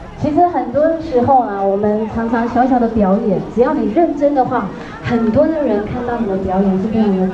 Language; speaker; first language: Chinese; native; Chinese